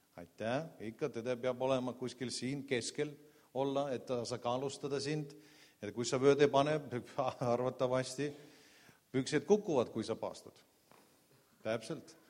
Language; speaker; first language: Estonian; non-native, local second language; Russian